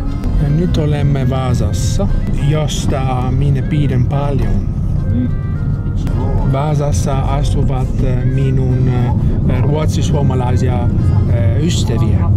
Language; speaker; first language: Finnish; non-native, learner; Italian